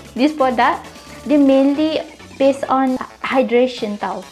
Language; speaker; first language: English; non-native, local second language; Malay